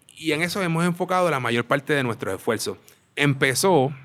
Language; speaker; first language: Spanish; native; Spanish